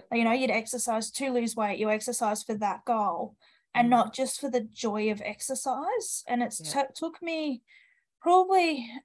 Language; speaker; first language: English; native; English